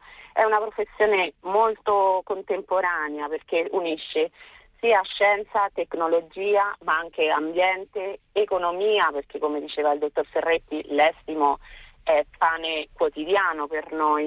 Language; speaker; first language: Italian; native; Italian